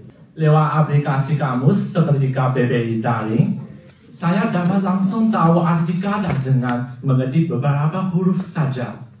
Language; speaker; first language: Indonesian; non-native, fluent; Chinese